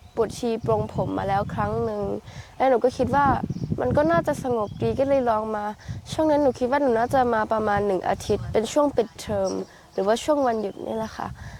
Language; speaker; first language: Thai; early bilingual, heritage; Thai